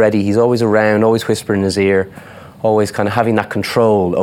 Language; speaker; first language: English; native; English